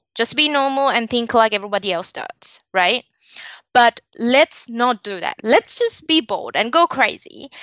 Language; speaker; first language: English; non-native, local second language; Sinhala